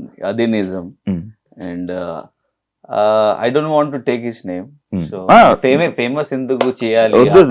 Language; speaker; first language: Telugu; non-native, local second language; Hindi